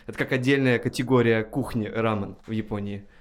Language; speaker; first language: Russian; native; Russian